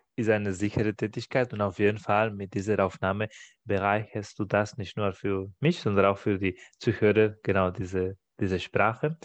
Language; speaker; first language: German; non-native, fluent; Spanish